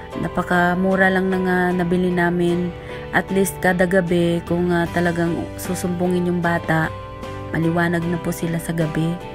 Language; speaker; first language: Filipino; non-native, local second language; Hiligaynon